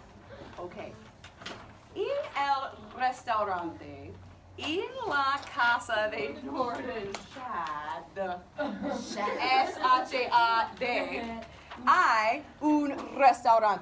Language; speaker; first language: Spanish; non-native, learner; English